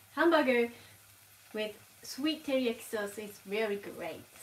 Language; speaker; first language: English; non-native, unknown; Japanese